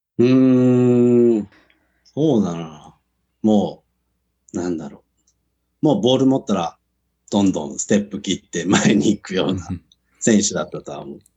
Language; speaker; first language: Japanese; native; Japanese